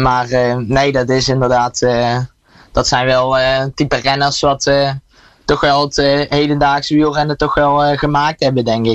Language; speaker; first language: Dutch; native; Dutch